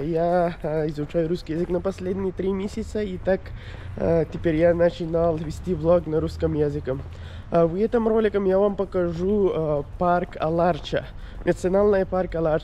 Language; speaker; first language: Russian; non-native, learner; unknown